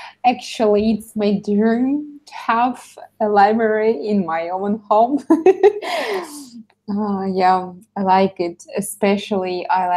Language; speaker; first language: English; non-native, learner; Russian